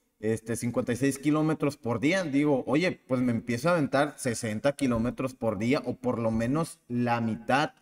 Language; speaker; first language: Spanish; native; Spanish